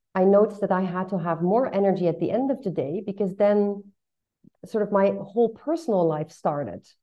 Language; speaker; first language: English; non-native, fluent; Dutch